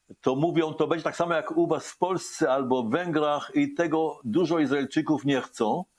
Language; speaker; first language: Polish; early bilingual, heritage; Hebrew